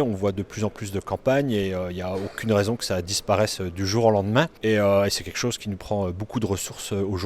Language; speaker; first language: French; native; French